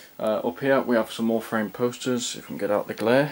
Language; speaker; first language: English; native; English